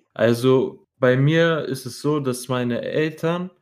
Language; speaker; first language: German; early bilingual, other home language; Arabic